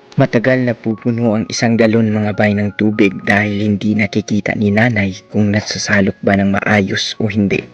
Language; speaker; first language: Filipino; non-native, local second language; Cebuano